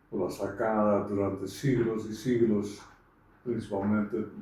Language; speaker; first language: Spanish; non-native, fluent; Dutch